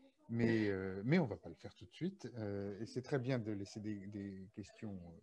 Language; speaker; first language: French; native; French